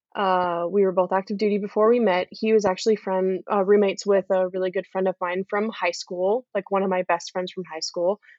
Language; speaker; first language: English; native; English